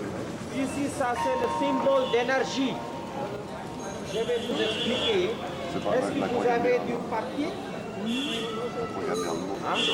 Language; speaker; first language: French; non-native, local second language; Hindi